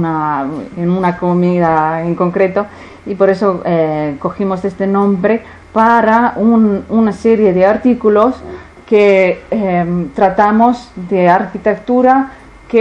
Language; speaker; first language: Spanish; non-native, fluent; Icelandic